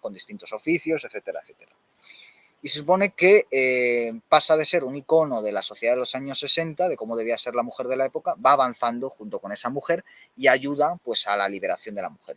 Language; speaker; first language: Spanish; native; Spanish